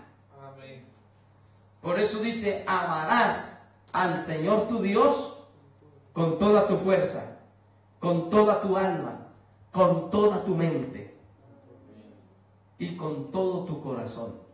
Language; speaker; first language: Spanish; native; Spanish